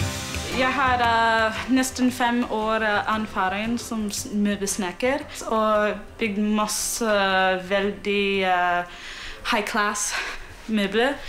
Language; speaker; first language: Norwegian; non-native, learner; English